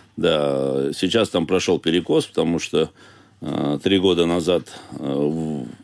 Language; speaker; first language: Russian; native; Russian